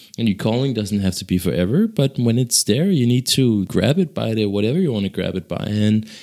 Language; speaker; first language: English; non-native, local second language; Danish